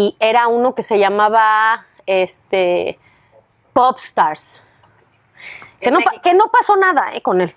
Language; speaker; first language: Spanish; native; Spanish